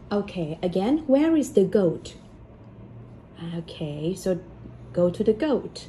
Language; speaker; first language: English; non-native, fluent; Thai